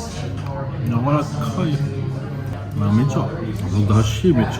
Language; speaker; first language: Japanese; non-native, fluent; French